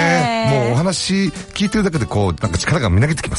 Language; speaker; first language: Japanese; native; Japanese